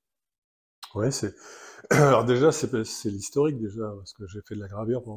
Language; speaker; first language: French; native; French